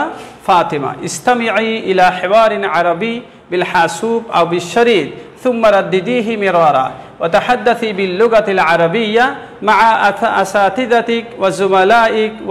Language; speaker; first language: Arabic; non-native, fluent; Bangla